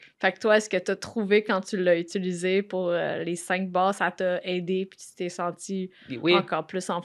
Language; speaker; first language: French; native; French